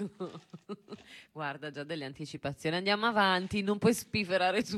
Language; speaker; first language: Italian; native; Italian